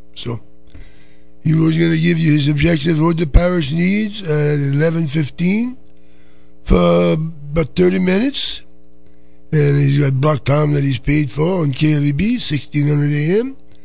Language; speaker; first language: English; early bilingual, other home language; French